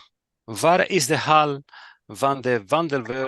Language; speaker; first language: Dutch; non-native, learner; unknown